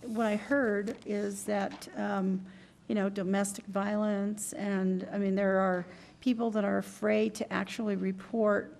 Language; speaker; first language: English; native; English